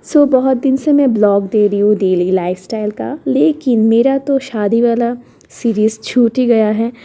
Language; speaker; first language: Hindi; non-native, local second language; Bangla